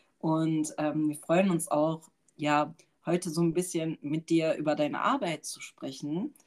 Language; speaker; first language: German; early bilingual, other home language; Turkish